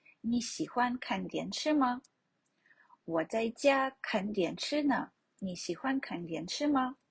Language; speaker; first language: Chinese; non-native, fluent; Ukrainian